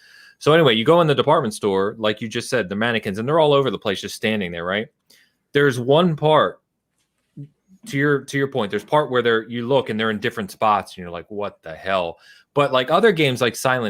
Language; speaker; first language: English; native; English